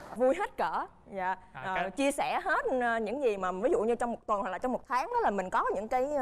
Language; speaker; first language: Vietnamese; native; Vietnamese